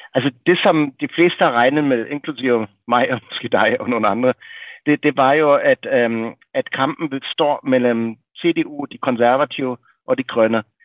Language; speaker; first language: Danish; native; Danish